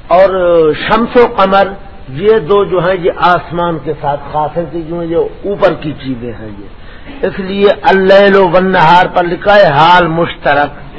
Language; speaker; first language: Urdu; non-native, local second language; Punjabi